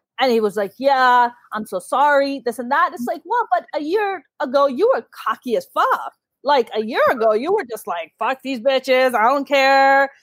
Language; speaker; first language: English; early bilingual, other home language; Urdu